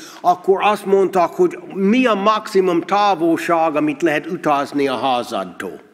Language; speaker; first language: Hungarian; non-native, learner; English